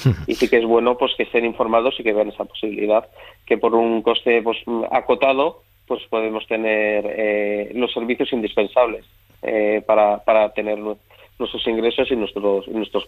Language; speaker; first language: Spanish; native; Spanish